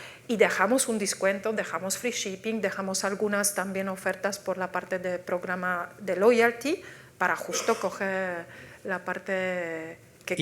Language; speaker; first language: Spanish; non-native, fluent; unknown